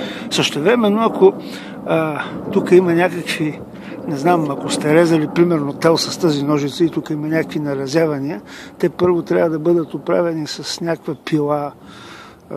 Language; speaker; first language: Bulgarian; native; Bulgarian